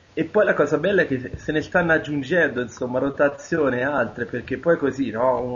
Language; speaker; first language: Italian; native; Italian